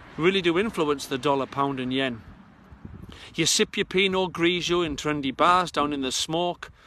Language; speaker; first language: English; native; English